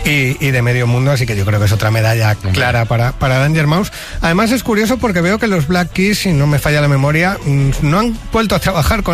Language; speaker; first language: Spanish; native; Spanish